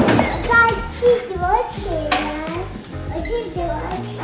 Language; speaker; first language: Chinese; early bilingual, heritage; Chinese